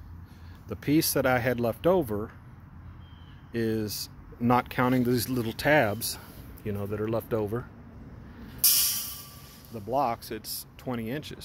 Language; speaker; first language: English; native; English